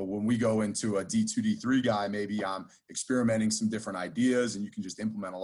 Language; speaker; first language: English; native; English